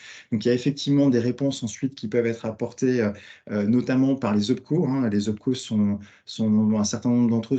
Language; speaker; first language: French; native; French